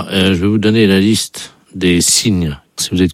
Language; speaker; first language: French; native; French